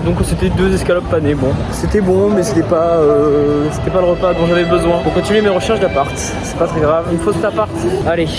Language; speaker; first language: French; native; French